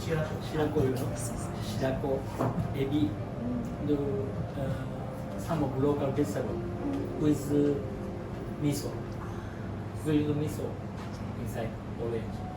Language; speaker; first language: English; non-native, learner; Japanese